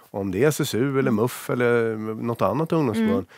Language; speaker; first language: Swedish; native; Swedish